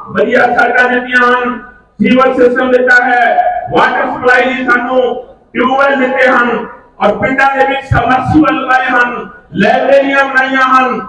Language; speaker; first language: Hindi; non-native, local second language; Punjabi